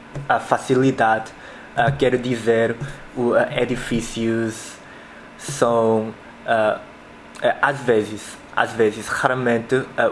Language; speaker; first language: Portuguese; non-native, learner; Korean